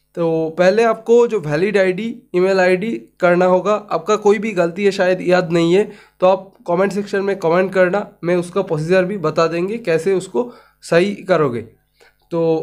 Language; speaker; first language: Hindi; non-native, local second language; Bangla